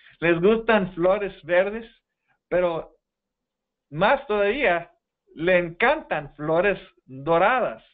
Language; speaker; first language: Spanish; non-native, fluent; English